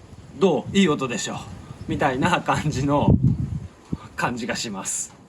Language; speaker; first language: Japanese; native; Japanese